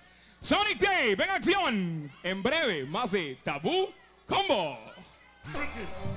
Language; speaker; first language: Spanish; native; Spanish